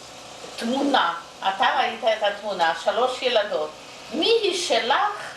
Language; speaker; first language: Hebrew; non-native, fluent; Yiddish